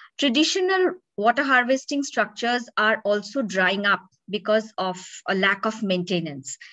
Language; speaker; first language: English; non-native, local second language; Bangla